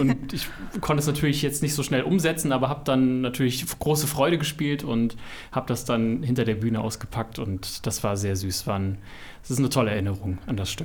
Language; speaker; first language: German; native; German